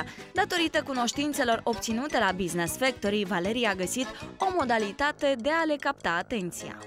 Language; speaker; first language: Romanian; native; Romanian